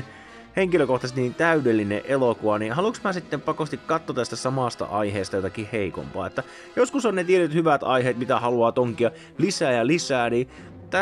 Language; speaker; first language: Finnish; native; Finnish